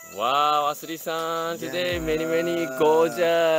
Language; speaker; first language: English; non-native, learner; Japanese